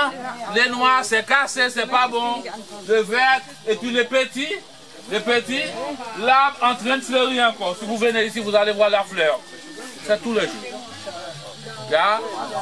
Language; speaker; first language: French; non-native, fluent; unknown